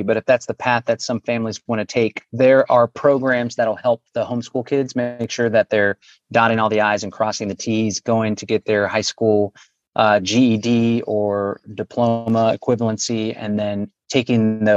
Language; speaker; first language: English; native; English